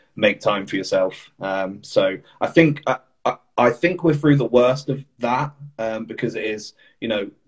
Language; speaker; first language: English; native; English